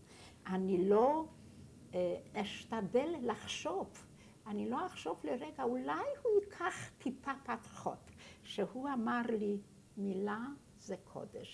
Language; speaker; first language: Hebrew; non-native, fluent; Yiddish